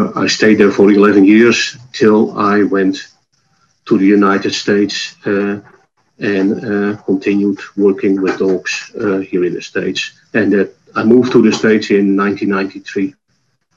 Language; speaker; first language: English; non-native, fluent; Dutch